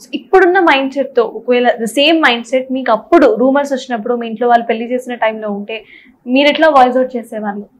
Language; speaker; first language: Telugu; native; Telugu